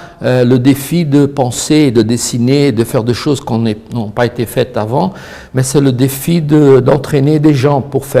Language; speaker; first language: French; non-native, fluent; Portuguese